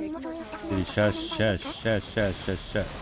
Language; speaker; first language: Japanese; native; Japanese